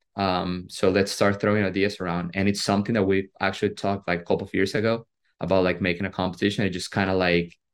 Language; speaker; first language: English; non-native, fluent; Spanish